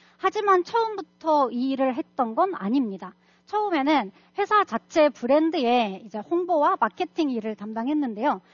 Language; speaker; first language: Korean; non-native, fluent; Russian